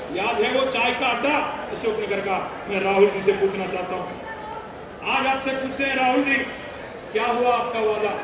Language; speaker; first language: Hindi; non-native, local second language; Telugu